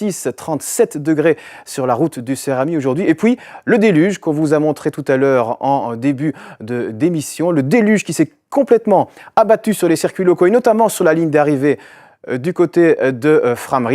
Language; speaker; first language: French; native; French